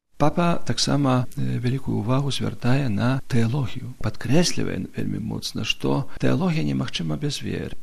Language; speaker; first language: Belarusian; non-native, local second language; Polish